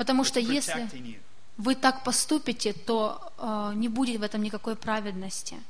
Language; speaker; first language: Russian; native; Russian